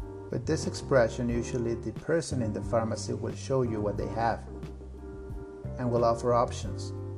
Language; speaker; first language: English; non-native, fluent; Spanish